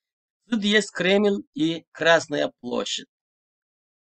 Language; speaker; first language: Russian; non-native, fluent; Turkish